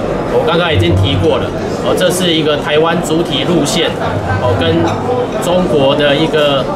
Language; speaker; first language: Chinese; native; Chinese